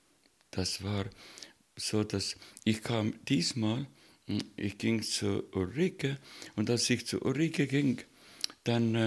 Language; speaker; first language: German; non-native, learner; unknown